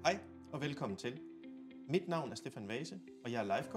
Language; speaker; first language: Danish; native; Danish